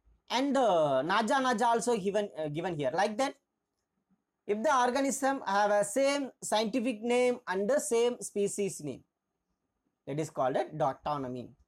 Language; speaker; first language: English; non-native, local second language; Tamil